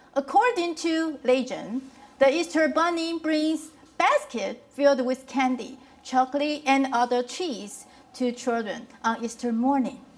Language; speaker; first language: English; non-native, fluent; Chinese